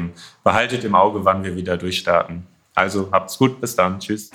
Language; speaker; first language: German; native; German